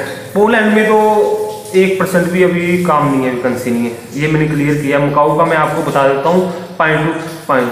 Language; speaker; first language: Hindi; native; Hindi